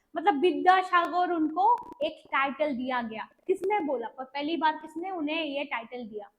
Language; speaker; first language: Hindi; non-native, local second language; Bangla